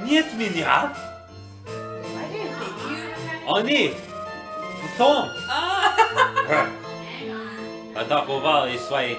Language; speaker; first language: Russian; non-native, learner; English